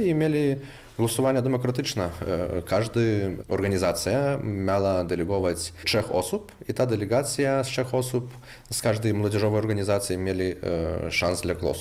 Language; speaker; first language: Polish; non-native, local second language; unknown